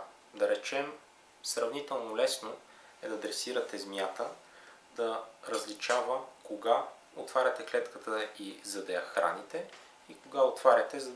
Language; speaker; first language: Bulgarian; native; Bulgarian